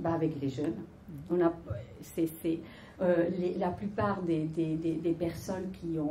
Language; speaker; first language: French; non-native, fluent; Spanish